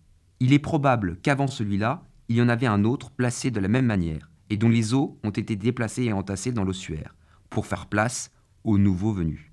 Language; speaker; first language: French; native; French